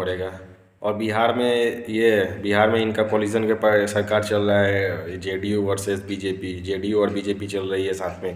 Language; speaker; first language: Hindi; native; Hindi